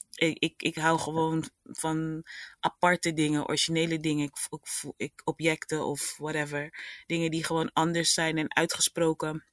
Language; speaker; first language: Dutch; native; Dutch